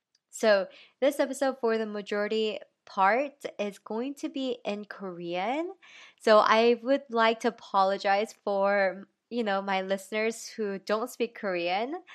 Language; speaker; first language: English; early bilingual, other home language; Korean